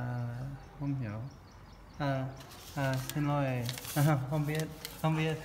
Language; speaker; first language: Vietnamese; non-native, learner; English